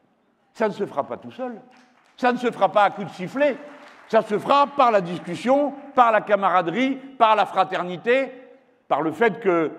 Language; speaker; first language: French; native; French